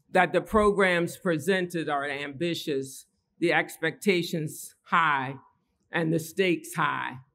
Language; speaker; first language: English; native; English